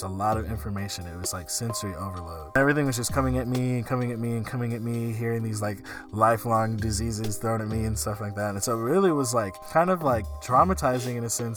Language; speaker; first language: English; native; English